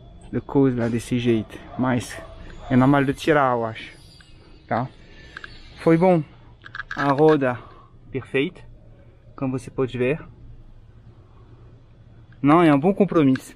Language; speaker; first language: Portuguese; non-native, fluent; French